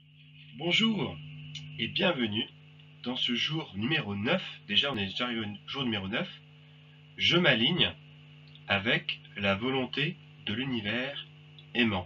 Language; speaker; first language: French; native; French